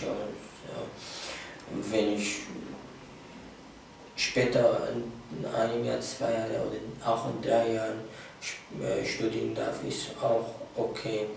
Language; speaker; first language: German; non-native, fluent; Arabic